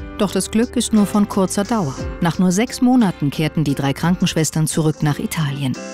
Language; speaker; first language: German; native; German